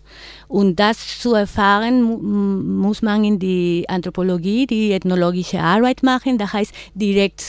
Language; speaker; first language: German; non-native, fluent; Spanish